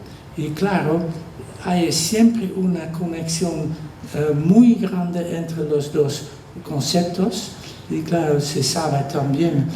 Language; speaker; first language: Spanish; non-native, fluent; Dutch